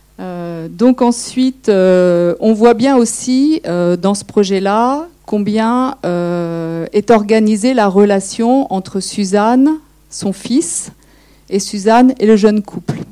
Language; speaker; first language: French; native; French